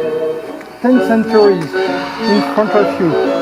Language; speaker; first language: English; non-native, learner; French